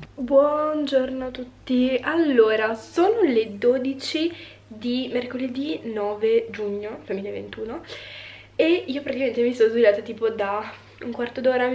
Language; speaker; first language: Italian; native; Italian